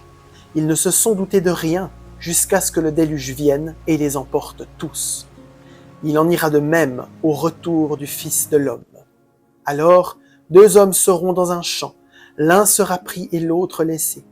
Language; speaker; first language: French; native; French